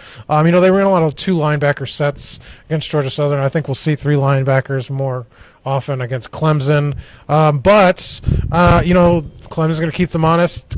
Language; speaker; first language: English; native; English